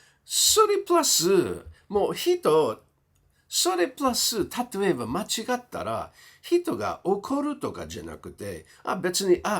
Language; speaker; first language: Japanese; non-native, fluent; English